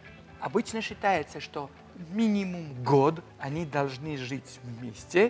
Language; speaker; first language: Russian; non-native, fluent; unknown